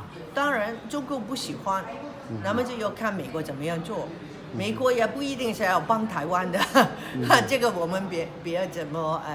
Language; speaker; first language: Chinese; non-native, local second language; Cantonese